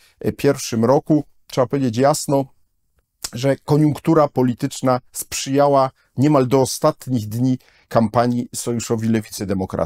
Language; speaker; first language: Polish; native; Polish